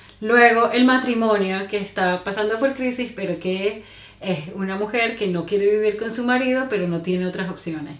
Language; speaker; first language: Spanish; native; Spanish